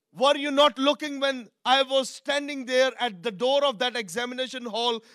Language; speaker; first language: English; non-native, local second language; Urdu